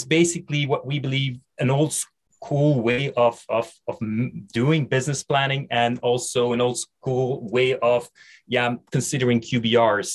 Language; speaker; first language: English; non-native, fluent; Dutch